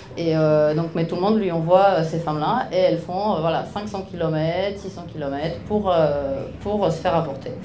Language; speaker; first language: French; non-native, fluent; Polish